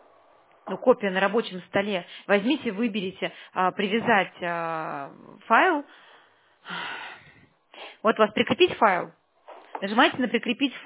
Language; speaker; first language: Russian; native; Russian